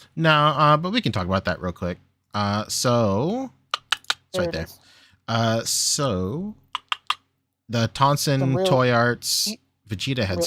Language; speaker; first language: English; native; English